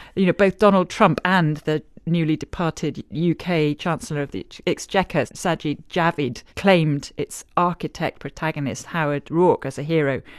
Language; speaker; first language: English; native; English